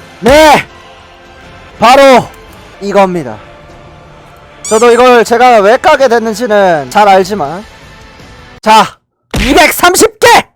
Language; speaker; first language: Korean; native; Korean